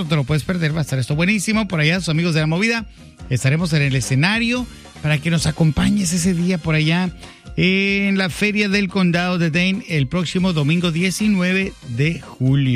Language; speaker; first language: Spanish; native; Spanish